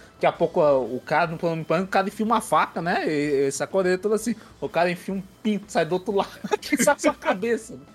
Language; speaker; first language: Portuguese; native; Portuguese